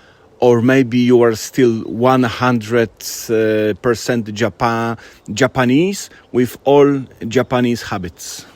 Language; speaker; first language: English; non-native, fluent; Polish